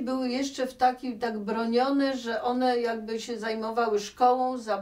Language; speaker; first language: Polish; native; Polish